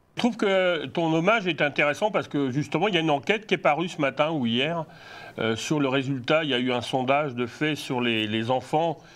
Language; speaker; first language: French; native; French